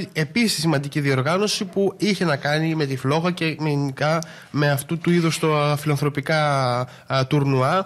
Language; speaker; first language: Greek; native; Greek